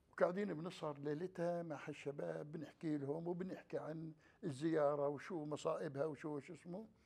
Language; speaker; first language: Arabic; native; Arabic